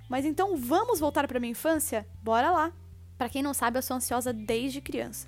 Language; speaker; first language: Portuguese; native; Portuguese